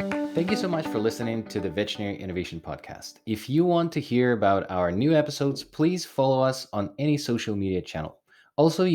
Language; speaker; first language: English; non-native, fluent; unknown